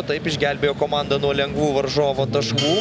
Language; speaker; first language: Lithuanian; native; Lithuanian